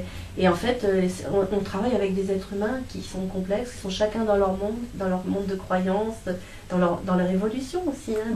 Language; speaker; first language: French; native; French